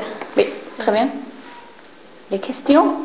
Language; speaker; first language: French; non-native, fluent; English